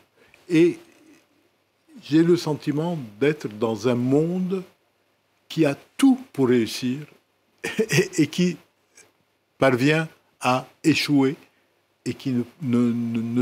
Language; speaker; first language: French; non-native, local second language; Arabic